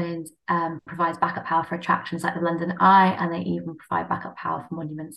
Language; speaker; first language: English; native; English